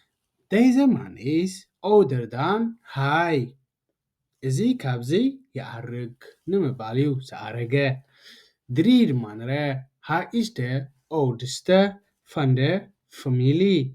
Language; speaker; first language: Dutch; non-native, learner; Tigrinya